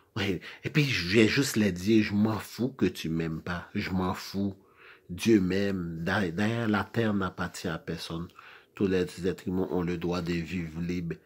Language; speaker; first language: French; non-native, local second language; Haitian Creole